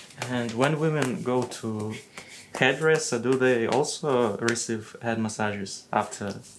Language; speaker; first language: English; non-native, fluent; Russian